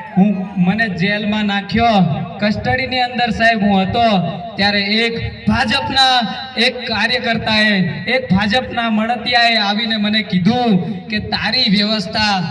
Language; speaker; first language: Gujarati; non-native, local second language; Rathawi